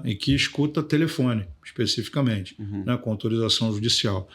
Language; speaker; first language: Portuguese; native; Portuguese